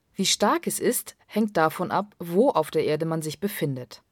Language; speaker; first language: German; native; German